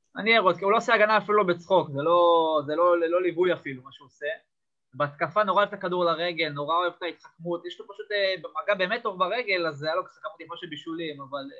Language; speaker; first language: Hebrew; native; Hebrew